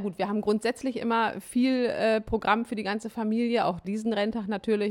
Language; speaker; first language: German; native; German